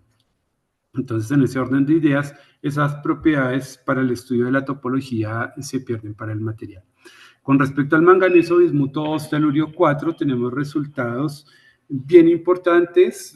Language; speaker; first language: Spanish; native; Spanish